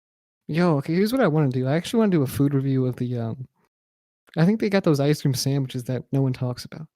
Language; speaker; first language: English; native; English